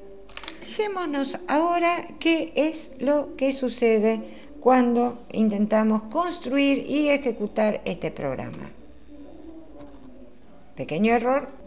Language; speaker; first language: Spanish; native; Spanish